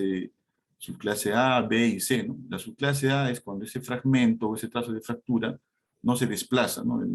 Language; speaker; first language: Spanish; native; Spanish